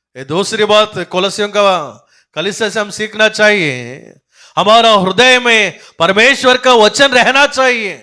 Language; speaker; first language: Hindi; non-native, local second language; Telugu